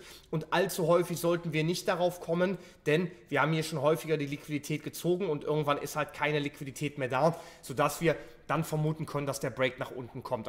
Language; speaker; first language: German; native; German